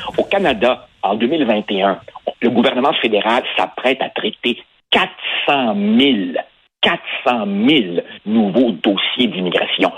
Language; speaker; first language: French; early bilingual, other home language; Spanish